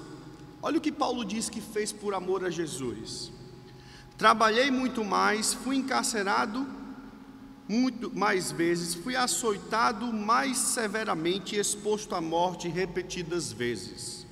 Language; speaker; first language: Portuguese; native; Portuguese